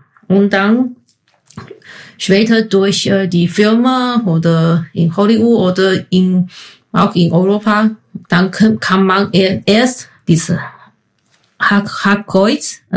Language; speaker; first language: German; non-native, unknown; Chinese